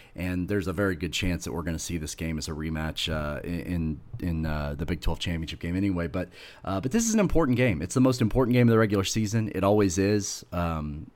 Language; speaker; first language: English; native; English